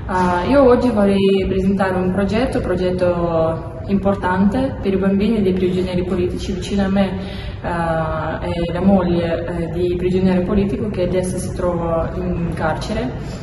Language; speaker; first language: Italian; non-native, learner; Belarusian